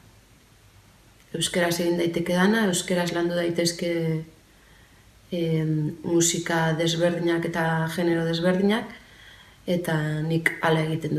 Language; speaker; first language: Basque; native; Basque